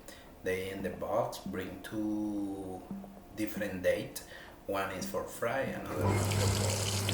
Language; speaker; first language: English; non-native, learner; Spanish